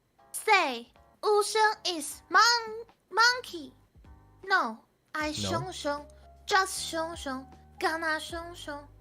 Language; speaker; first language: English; non-native, learner; Min Nan Chinese